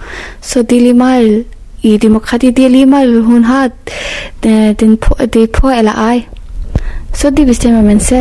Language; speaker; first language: Danish; non-native, fluent; Persian